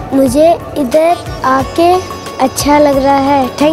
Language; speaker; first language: Hindi; non-native, local second language; Bangla